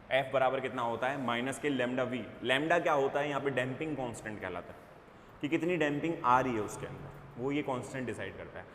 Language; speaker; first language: Hindi; native; Hindi